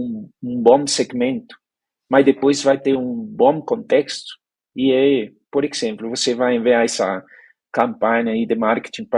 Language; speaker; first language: Portuguese; non-native, fluent; Spanish